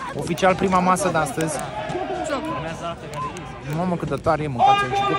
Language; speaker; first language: Romanian; native; Romanian